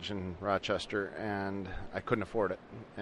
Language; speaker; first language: English; native; English